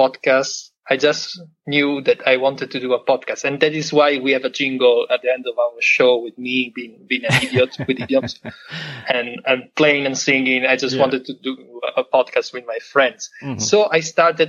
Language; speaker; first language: English; non-native, fluent; Italian